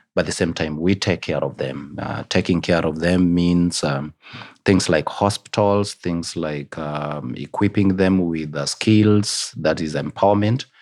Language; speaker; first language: English; non-native, local second language; Luo (Kenya and Tanzania)